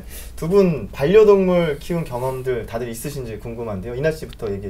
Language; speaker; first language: Korean; native; Korean